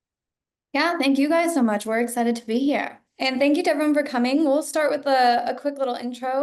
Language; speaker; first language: English; native; English